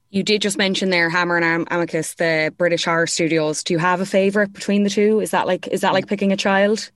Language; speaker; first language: English; native; English